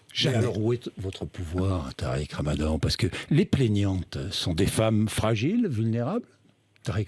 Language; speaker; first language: French; native; French